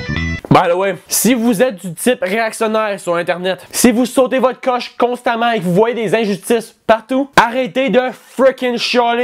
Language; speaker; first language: French; native; French